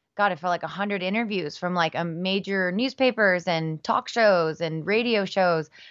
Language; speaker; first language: English; early bilingual, other home language; Spanish